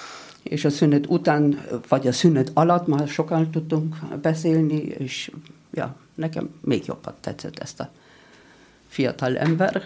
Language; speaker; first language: Hungarian; early bilingual, heritage; German